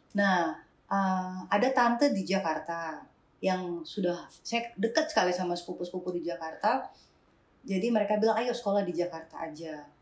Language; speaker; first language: Indonesian; native; Indonesian